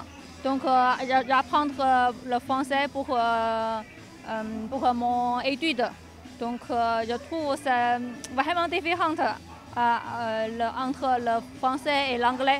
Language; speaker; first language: French; non-native, learner; Chinese